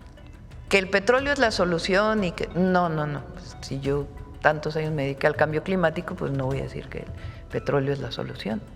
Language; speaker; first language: Spanish; native; Spanish